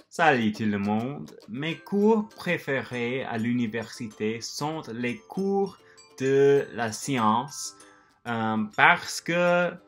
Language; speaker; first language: French; non-native, learner; English